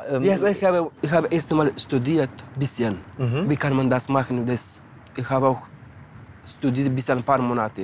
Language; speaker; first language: German; non-native, learner; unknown